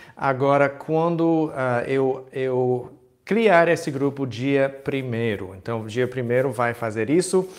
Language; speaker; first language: Portuguese; non-native, fluent; English